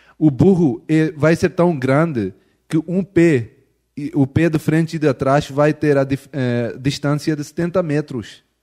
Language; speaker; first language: Portuguese; non-native, fluent; Urdu